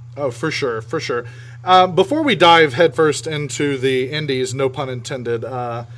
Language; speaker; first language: English; native; English